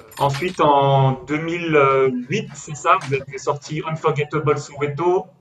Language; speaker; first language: French; native; French